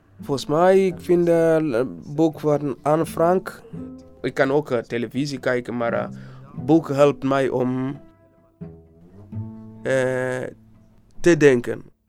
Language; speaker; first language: Dutch; non-native, learner; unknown